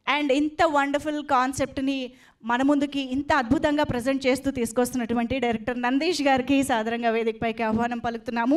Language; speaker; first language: Telugu; native; Telugu